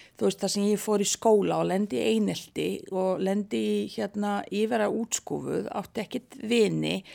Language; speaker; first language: Icelandic; non-native, fluent; Bosnian